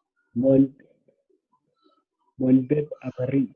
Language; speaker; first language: French; non-native, learner; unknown